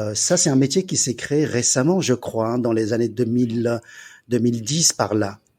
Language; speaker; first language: French; early bilingual, other home language; Chinese